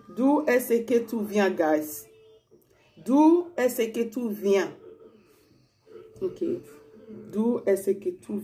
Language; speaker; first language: French; non-native, learner; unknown